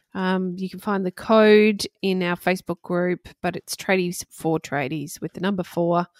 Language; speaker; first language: English; native; English